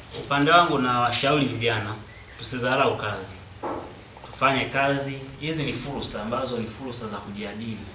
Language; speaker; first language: Swahili; native; Swahili